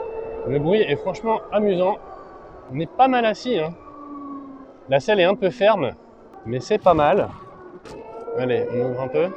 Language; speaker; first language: French; native; French